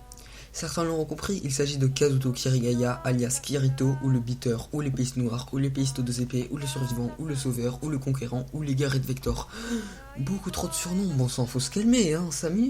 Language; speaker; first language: French; native; French